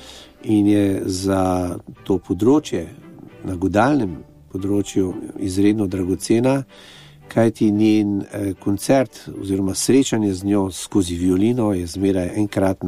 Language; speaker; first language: Slovenian; native; Slovenian